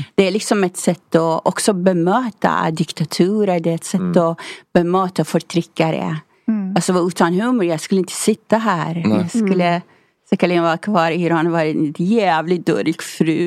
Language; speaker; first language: Swedish; non-native, fluent; Persian